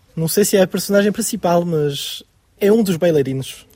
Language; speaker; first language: Portuguese; early bilingual, heritage; French